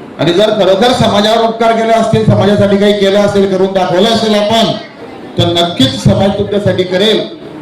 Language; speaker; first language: Marathi; non-native, local second language; Haryanvi